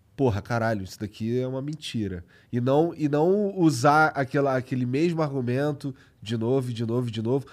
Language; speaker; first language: Portuguese; native; Portuguese